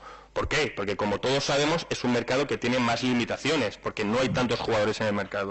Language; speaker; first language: Spanish; native; Spanish